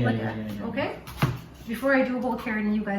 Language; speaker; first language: English; native; English